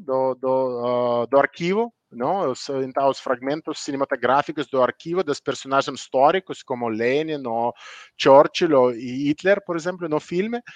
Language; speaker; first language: Portuguese; non-native, learner; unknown